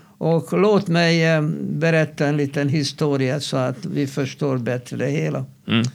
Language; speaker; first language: Swedish; non-native, fluent; Hungarian